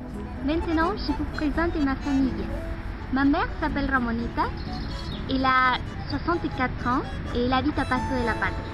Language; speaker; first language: French; non-native, fluent; Spanish